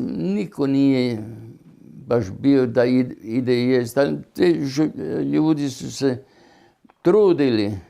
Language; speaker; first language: Bosnian; non-native, local second language; German